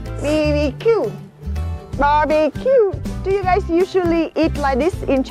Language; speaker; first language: English; non-native, learner; Vietnamese